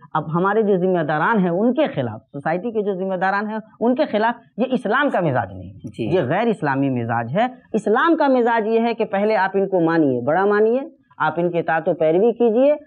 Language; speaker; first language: Urdu; native; Urdu